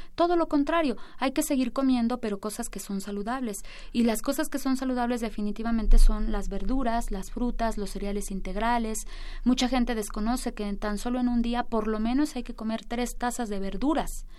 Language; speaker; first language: Spanish; native; Spanish